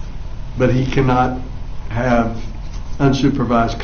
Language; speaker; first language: English; native; English